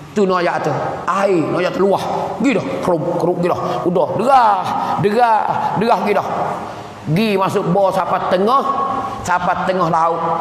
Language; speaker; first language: Malay; native; Malay